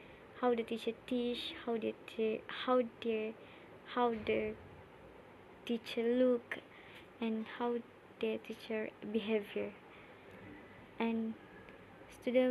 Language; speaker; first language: English; non-native, learner; Malay